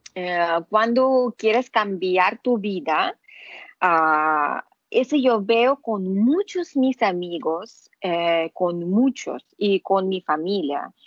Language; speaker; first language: Spanish; non-native, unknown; Russian